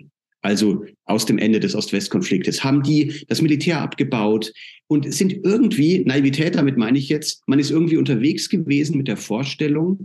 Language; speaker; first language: German; native; German